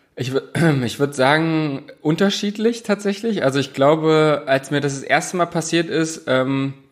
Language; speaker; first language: German; native; German